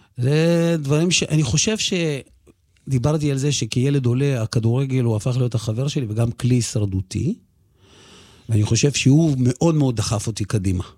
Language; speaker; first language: Hebrew; early bilingual, other home language; Russian